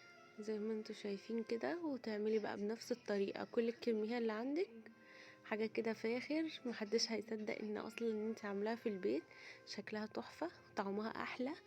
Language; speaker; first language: Arabic; native; Arabic